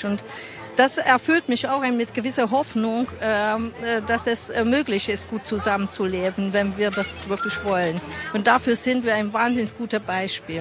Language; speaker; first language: German; non-native, fluent; Hungarian